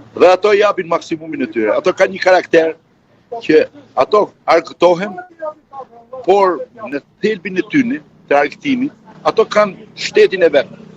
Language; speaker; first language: Albanian; native; Albanian